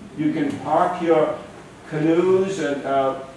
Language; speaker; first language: English; native; English